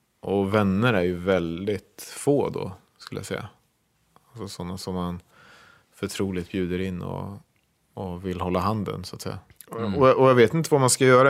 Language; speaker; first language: Swedish; native; Swedish